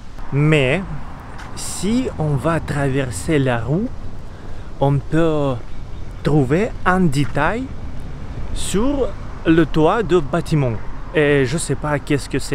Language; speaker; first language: French; non-native, learner; Russian